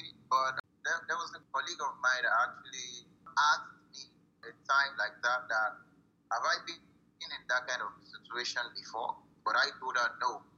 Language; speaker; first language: English; non-native, local second language; Yoruba